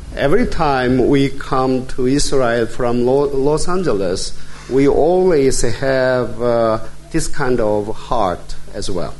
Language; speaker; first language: English; non-native, fluent; Korean